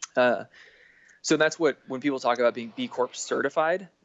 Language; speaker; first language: English; native; English